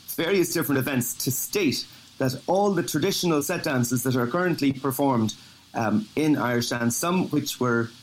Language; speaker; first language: English; native; English